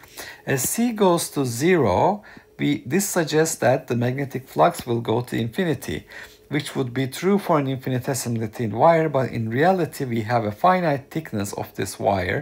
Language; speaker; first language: English; non-native, fluent; Turkish